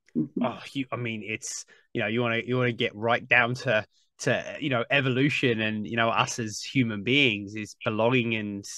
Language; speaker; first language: English; native; English